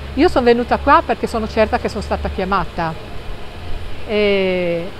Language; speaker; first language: Italian; native; Italian